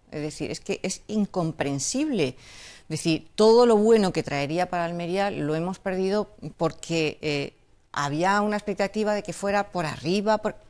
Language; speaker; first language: Spanish; native; Spanish